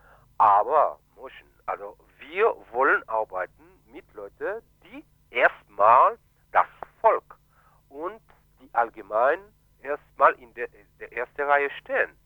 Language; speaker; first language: German; non-native, fluent; Haitian Creole